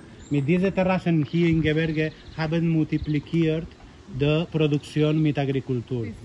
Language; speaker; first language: German; non-native, learner; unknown